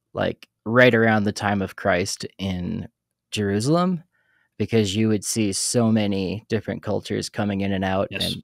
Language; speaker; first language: English; native; English